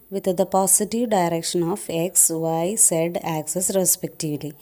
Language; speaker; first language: English; non-native, local second language; Malayalam